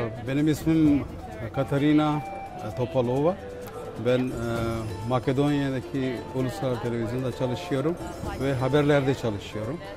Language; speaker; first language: Turkish; non-native, fluent; Macedonian